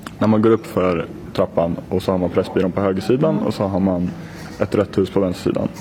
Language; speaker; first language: Swedish; native; Swedish